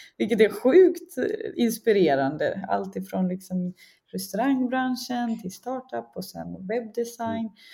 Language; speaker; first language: Swedish; early bilingual, other home language; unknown